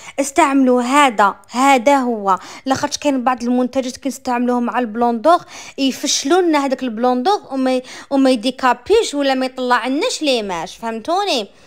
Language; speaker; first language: Arabic; native; Arabic